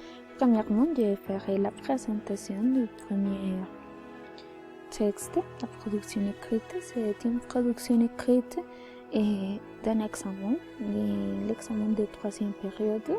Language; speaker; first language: French; non-native, learner; Spanish